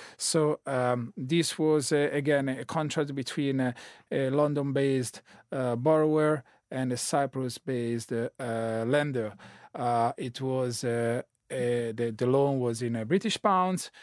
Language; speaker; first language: English; non-native, fluent; Italian